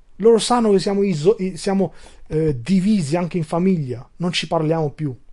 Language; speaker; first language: Italian; non-native, fluent; Albanian